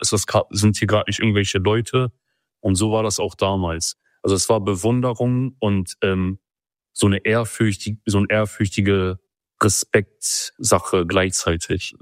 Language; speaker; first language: German; early bilingual, other home language; Kurdish